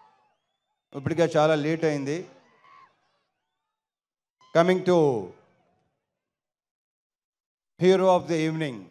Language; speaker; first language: Telugu; native; Telugu